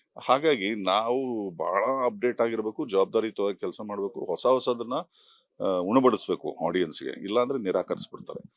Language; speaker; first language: Kannada; native; Kannada